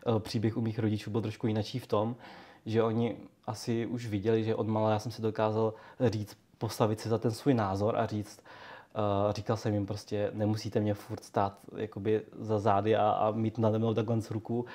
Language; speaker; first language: Czech; early bilingual, other home language; Vietnamese